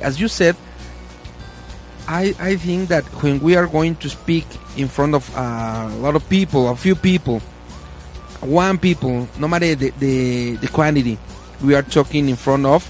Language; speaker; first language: English; non-native, learner; Spanish